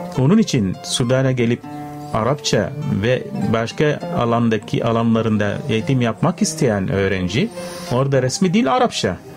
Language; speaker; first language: Turkish; non-native, fluent; Arabic